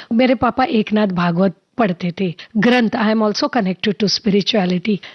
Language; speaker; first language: Hindi; non-native, local second language; Telugu